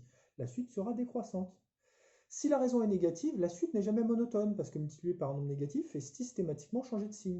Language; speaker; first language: French; native; French